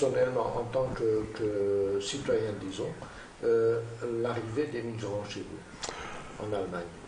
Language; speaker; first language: French; non-native, fluent; Romanian